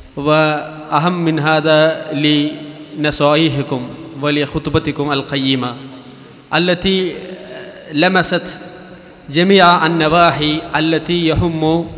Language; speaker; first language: Arabic; non-native, fluent; Malayalam